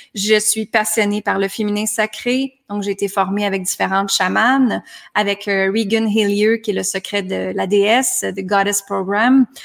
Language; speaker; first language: French; native; French